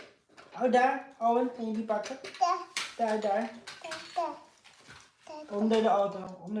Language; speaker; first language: Dutch; non-native, fluent; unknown